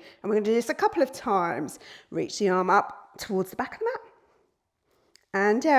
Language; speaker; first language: English; native; English